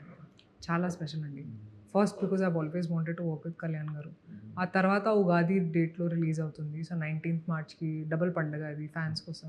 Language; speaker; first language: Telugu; non-native, fluent; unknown